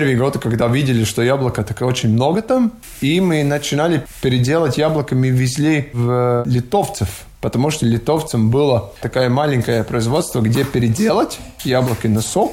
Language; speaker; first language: Russian; non-native, local second language; Latvian